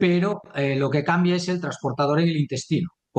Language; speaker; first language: Spanish; native; Spanish